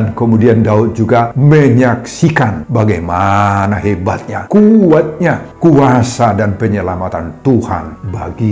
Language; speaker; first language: Indonesian; non-native, local second language; Batak Toba